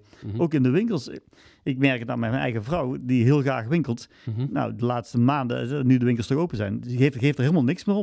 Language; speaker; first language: Dutch; native; Dutch